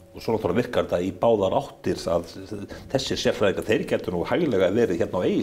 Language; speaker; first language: Icelandic; native; Icelandic